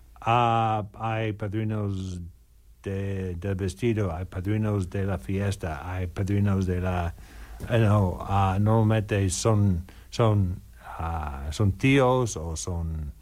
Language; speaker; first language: Spanish; non-native, learner; English